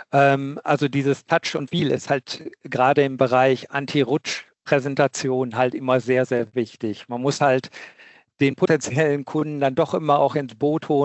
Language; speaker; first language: German; native; German